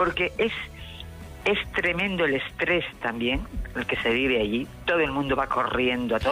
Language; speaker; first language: Spanish; native; Spanish